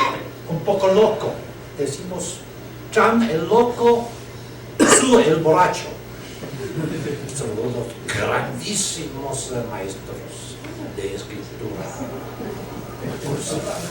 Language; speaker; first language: Spanish; non-native, learner; Chinese